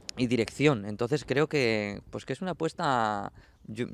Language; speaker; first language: Spanish; native; Spanish